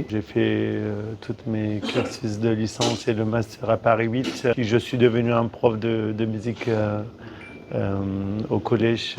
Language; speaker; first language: French; non-native, fluent; Kurdish